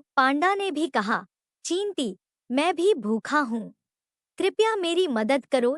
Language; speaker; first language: Hindi; native; Hindi